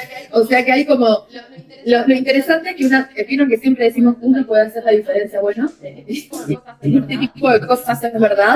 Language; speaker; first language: Spanish; native; Spanish